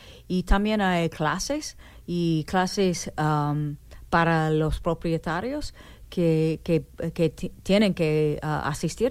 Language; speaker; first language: Spanish; non-native, learner; English